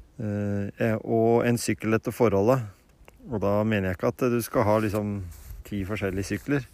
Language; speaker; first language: Norwegian; native; Norwegian